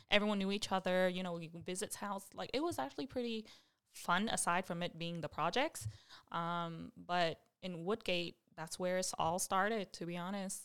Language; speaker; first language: English; early bilingual, other home language; Vietnamese